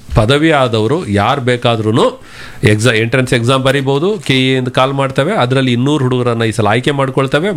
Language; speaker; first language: Kannada; native; Kannada